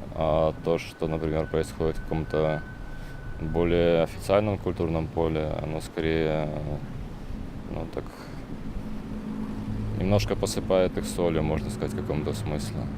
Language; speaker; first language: Russian; native; Russian